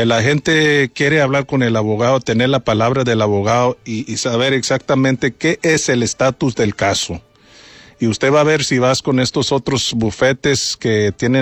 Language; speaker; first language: Spanish; early bilingual, heritage; Spanish